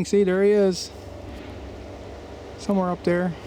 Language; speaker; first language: English; native; English